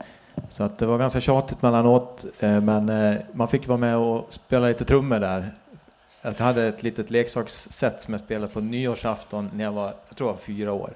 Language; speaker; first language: Swedish; native; Swedish